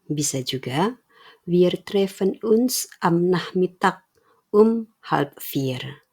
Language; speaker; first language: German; non-native, fluent; Indonesian